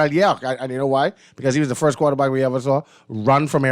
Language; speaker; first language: English; native; English